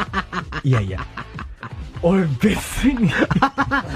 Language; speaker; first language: Japanese; native; Japanese